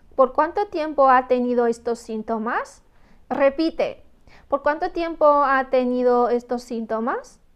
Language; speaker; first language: Spanish; non-native, fluent; Arabic